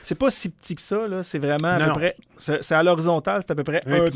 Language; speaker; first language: French; native; French